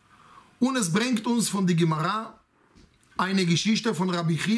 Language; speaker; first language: German; non-native, fluent; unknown